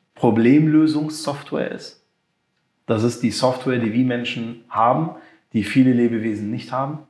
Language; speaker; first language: German; non-native, local second language; French